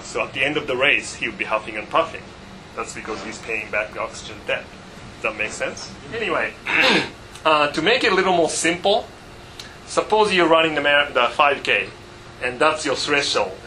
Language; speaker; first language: English; non-native, fluent; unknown